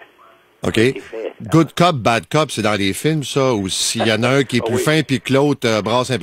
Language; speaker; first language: French; native; French